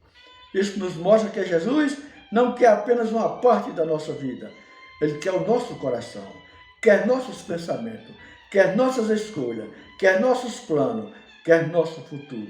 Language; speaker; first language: Portuguese; native; Portuguese